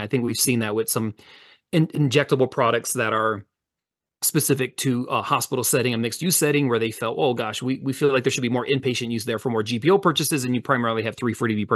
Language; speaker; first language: English; native; English